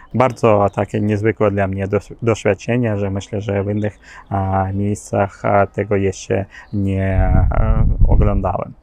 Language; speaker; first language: Polish; non-native, learner; Ukrainian